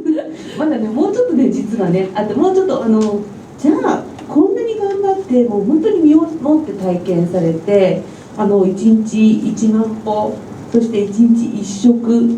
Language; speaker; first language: Japanese; native; Japanese